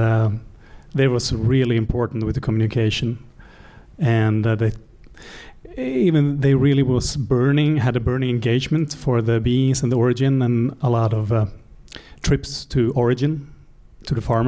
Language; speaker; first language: English; non-native, fluent; Swedish